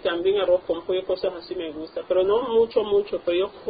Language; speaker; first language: Spanish; non-native, local second language; English